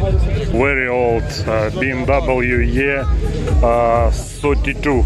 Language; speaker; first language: English; non-native, learner; Russian